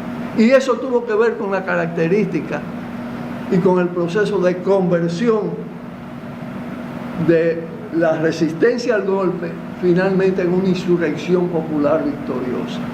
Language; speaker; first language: Spanish; native; Spanish